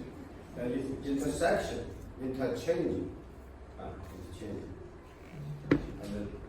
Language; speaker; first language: English; non-native, fluent; Chinese